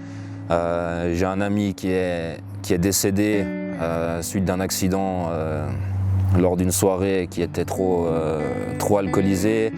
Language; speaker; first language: French; native; French